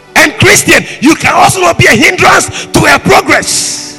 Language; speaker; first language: English; non-native, local second language; Ewe